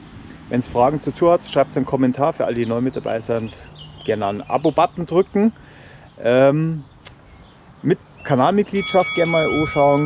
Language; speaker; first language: German; native; German